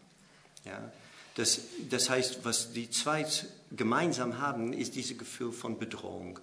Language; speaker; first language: German; non-native, fluent; English